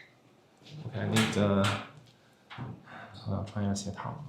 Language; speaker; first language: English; non-native, learner; Chinese